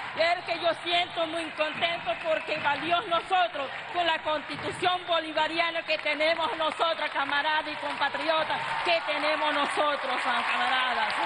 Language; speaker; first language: Spanish; non-native, local second language; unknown